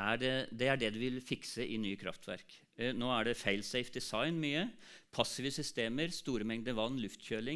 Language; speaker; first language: Norwegian; non-native, fluent; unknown